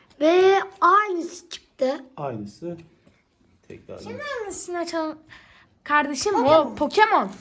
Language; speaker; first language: Turkish; native; Turkish